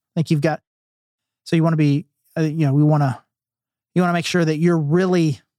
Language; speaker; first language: English; native; English